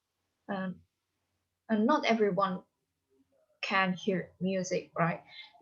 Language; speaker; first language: English; non-native, learner; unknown